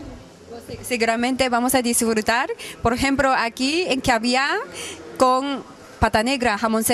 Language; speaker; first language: Spanish; non-native, fluent; Japanese